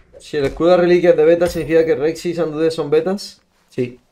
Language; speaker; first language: Spanish; native; Spanish